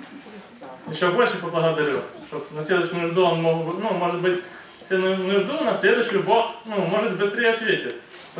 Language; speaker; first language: Ukrainian; non-native, local second language; Russian